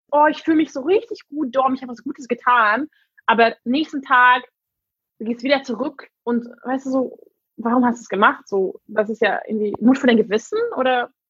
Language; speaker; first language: German; non-native, fluent; Hungarian